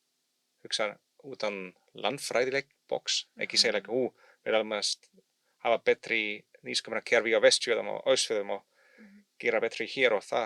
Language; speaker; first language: Icelandic; non-native, learner; German